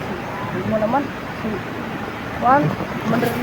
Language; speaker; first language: Filipino; non-native, local second language; Cebuano